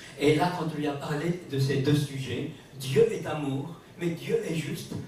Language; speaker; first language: French; non-native, local second language; Kabyle